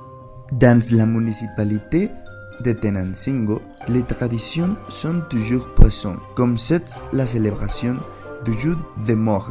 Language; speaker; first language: French; non-native, learner; Spanish